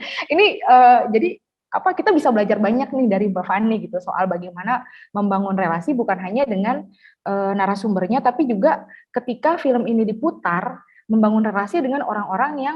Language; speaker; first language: Indonesian; native; Indonesian